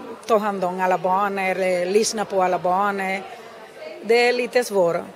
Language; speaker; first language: Swedish; non-native, fluent; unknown